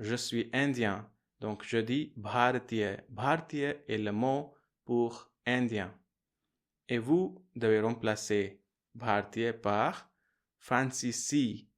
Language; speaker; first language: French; non-native, fluent; Hindi